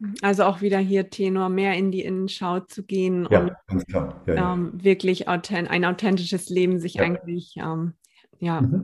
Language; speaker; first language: German; native; German